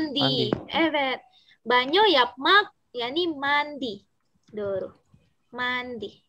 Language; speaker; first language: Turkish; non-native, fluent; Indonesian